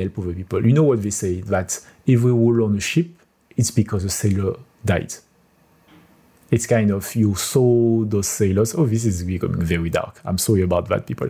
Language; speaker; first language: English; non-native, fluent; French